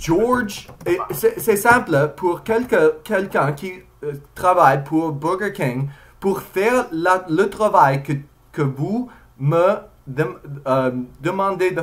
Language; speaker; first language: French; non-native, learner; English